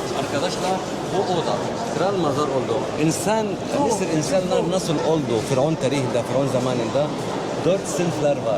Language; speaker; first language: Turkish; non-native, learner; Arabic